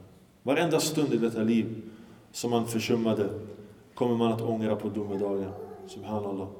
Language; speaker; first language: Swedish; early bilingual, other home language; Arabic